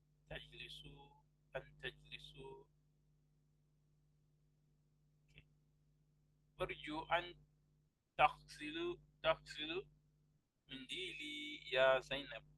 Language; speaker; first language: Arabic; non-native, fluent; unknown